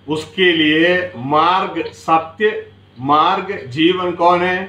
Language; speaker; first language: Hindi; non-native, local second language; Malayalam